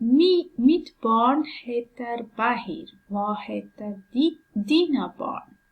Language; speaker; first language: Swedish; non-native, learner; Persian